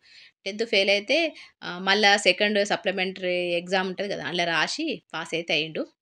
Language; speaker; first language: Telugu; native; Telugu